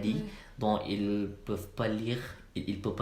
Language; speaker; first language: French; non-native, learner; Malay